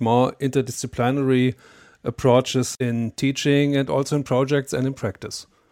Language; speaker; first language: English; non-native, fluent; German